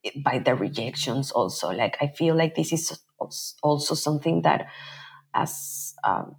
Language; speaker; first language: English; non-native, fluent; Spanish